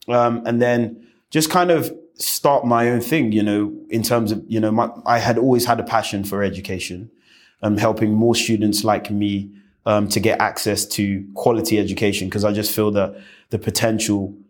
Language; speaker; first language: English; native; English